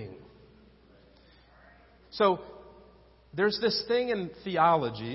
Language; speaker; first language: English; native; English